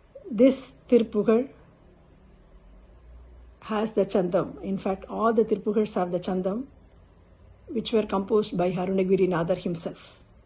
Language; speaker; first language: English; non-native, local second language; Tamil